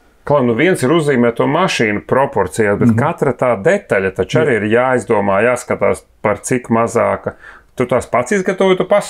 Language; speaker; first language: Latvian; native; Latvian